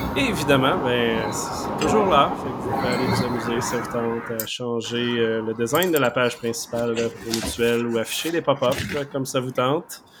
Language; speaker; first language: French; native; French